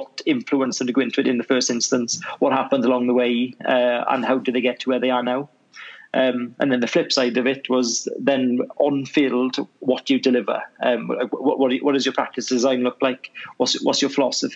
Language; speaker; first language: English; native; English